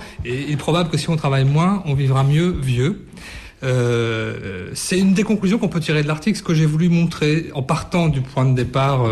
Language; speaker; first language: French; native; French